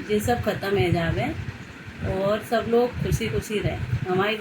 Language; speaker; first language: Hindi; native; Hindi